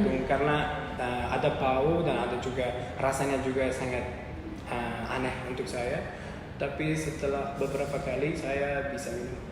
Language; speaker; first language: Indonesian; non-native, learner; Uzbek